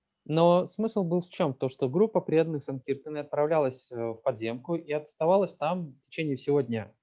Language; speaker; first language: Russian; native; Russian